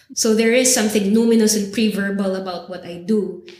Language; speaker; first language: English; native; English